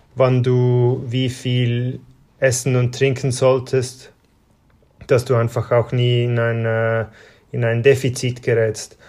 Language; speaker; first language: German; native; German